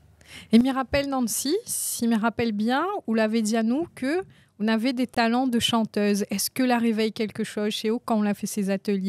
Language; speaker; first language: French; non-native, local second language; Réunion Creole French